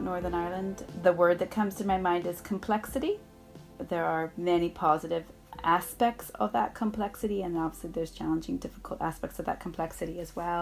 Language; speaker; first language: English; native; English